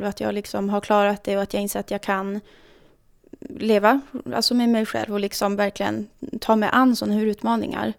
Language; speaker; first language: Swedish; native; Swedish